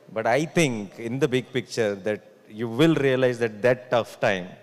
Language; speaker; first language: English; non-native, local second language; Telugu